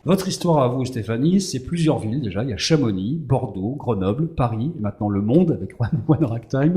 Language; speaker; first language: French; native; French